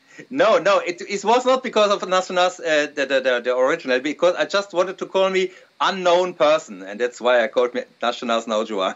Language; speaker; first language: English; non-native, fluent; German